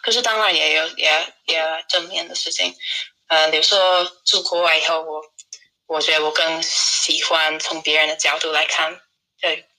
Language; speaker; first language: Chinese; non-native, fluent; English